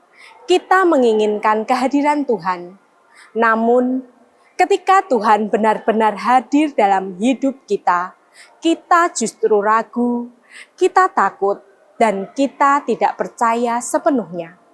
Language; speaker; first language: Indonesian; native; Indonesian